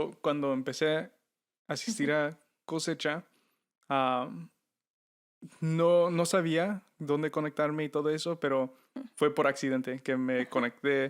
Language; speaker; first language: Spanish; early bilingual, heritage; Spanish